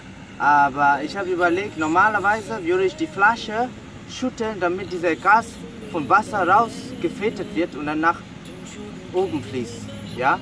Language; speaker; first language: German; non-native, fluent; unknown